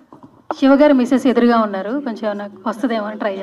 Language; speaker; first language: Telugu; native; Telugu